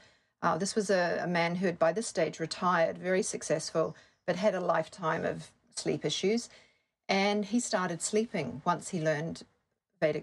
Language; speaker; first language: English; native; English